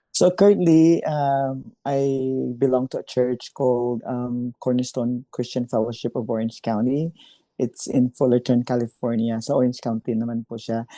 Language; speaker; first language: Filipino; native; Filipino